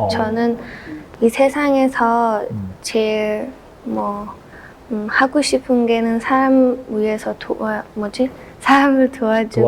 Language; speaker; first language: Korean; early bilingual, heritage; Korean